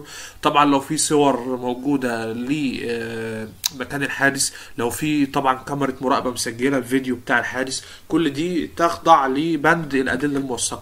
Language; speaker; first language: Arabic; native; Arabic